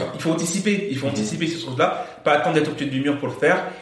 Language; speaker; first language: French; native; French